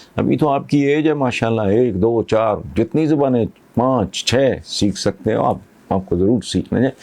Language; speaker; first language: Urdu; non-native, local second language; Punjabi